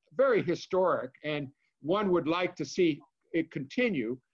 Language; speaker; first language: English; native; English